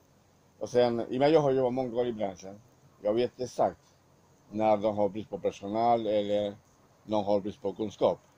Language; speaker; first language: Swedish; non-native, learner; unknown